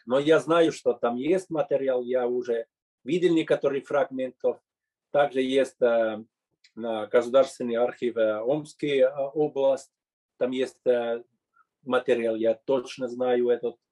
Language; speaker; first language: Russian; non-native, fluent; Finnish